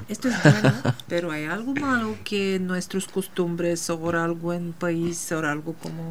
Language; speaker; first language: Spanish; non-native, learner; Bulgarian